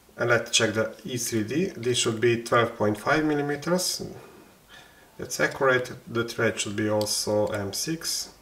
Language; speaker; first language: English; non-native, fluent; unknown